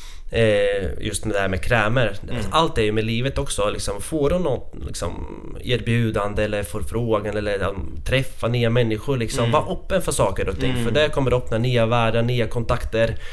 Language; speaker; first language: Swedish; non-native, fluent; Latvian